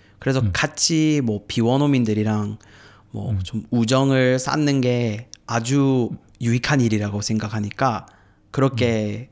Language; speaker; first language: Korean; non-native, fluent; English